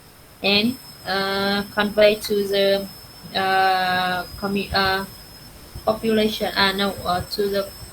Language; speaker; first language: English; non-native, learner; Vietnamese